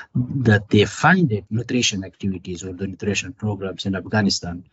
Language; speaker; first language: English; non-native, fluent; Persian